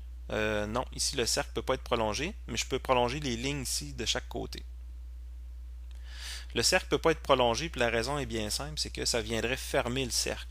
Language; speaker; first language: French; native; French